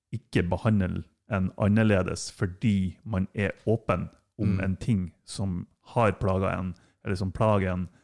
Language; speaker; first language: Norwegian; non-native, fluent; German